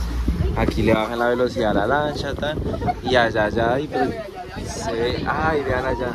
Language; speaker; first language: Spanish; native; Spanish